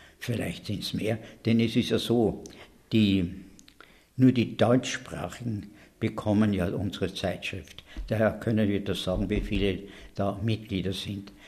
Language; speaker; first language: German; native; German